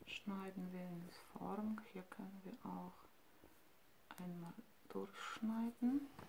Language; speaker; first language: German; non-native, fluent; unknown